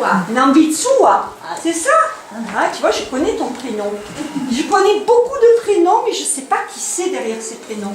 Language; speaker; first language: French; native; French